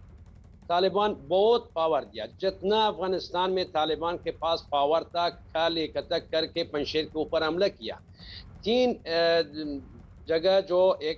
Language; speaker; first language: Hindi; non-native, learner; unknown